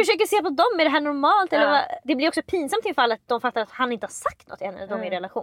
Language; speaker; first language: Swedish; native; Swedish